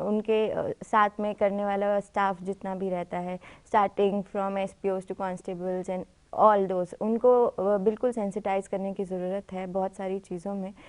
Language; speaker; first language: Hindi; native; Hindi